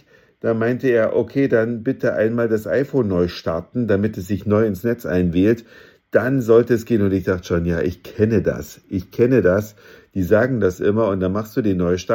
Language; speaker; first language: German; native; German